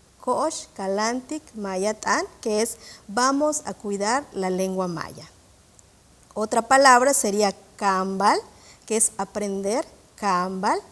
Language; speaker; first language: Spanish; non-native, local second language; Yucateco